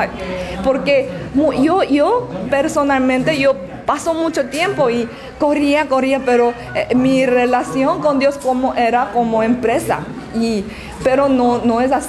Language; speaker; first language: Spanish; non-native, learner; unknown